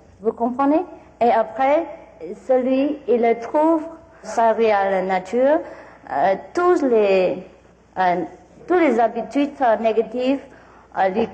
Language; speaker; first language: French; non-native, learner; Vietnamese